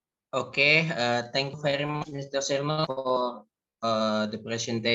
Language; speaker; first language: English; non-native, learner; Indonesian